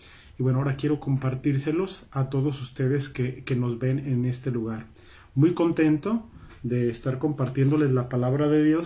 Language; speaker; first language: Spanish; native; Spanish